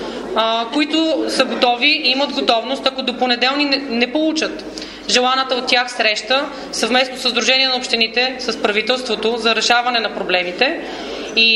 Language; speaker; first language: Bulgarian; native; Bulgarian